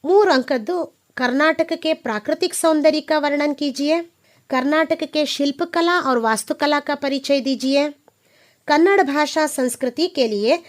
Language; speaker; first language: Hindi; non-native, local second language; Kannada